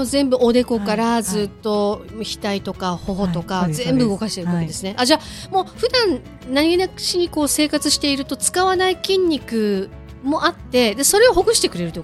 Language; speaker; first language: Japanese; native; Japanese